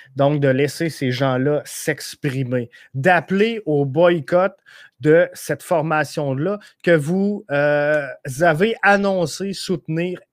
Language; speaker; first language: French; native; French